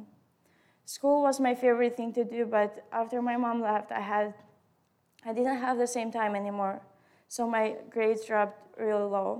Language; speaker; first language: English; non-native, fluent; Albanian